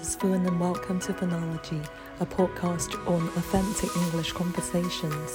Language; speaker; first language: English; non-native, local second language; Cantonese